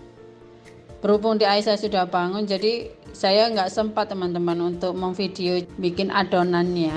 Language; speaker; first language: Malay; non-native, local second language; Javanese